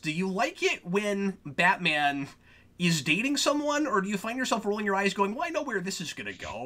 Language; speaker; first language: English; native; English